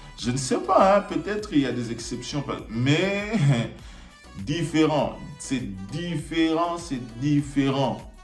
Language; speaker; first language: French; non-native, local second language; Lingala